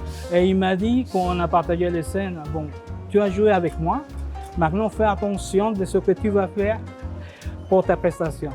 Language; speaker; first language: French; non-native, fluent; Spanish